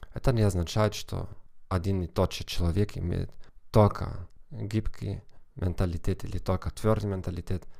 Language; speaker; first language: Russian; non-native, fluent; German